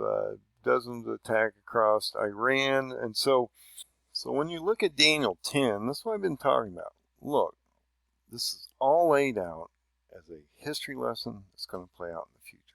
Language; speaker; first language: English; native; English